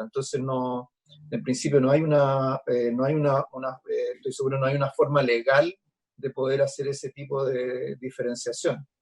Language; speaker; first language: Spanish; native; Spanish